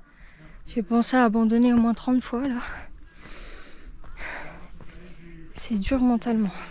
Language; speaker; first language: French; native; French